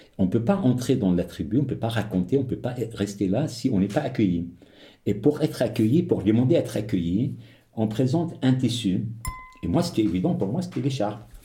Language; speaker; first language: French; non-native, local second language; Arabic